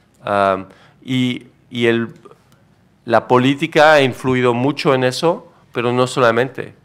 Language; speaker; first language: Spanish; non-native, fluent; French